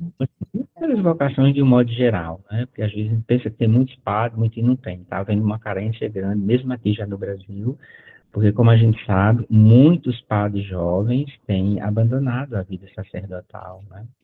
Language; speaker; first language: Portuguese; native; Portuguese